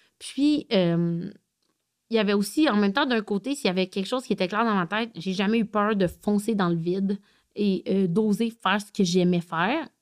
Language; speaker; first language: French; native; French